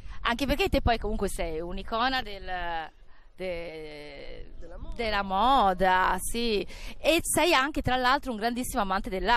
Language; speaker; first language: Italian; native; Italian